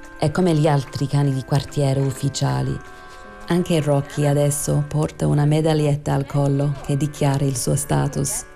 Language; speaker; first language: Italian; non-native, fluent; English